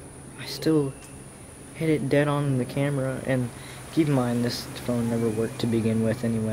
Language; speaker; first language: English; native; English